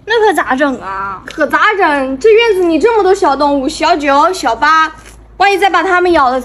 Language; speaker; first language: Chinese; native; Chinese